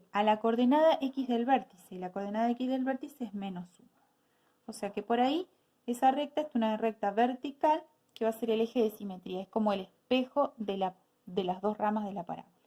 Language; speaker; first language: Spanish; native; Spanish